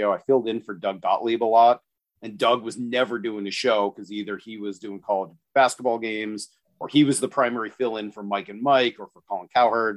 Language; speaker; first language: English; native; English